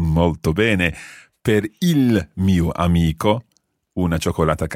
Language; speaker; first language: Italian; non-native, fluent; English